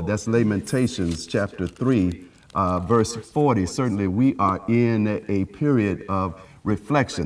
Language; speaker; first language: English; native; English